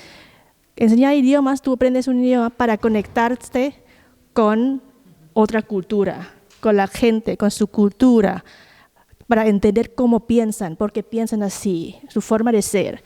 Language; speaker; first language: Spanish; non-native, fluent; Thai